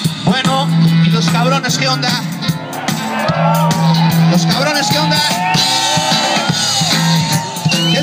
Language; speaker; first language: Spanish; native; Spanish